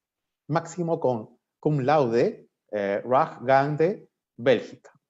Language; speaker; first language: Spanish; native; Spanish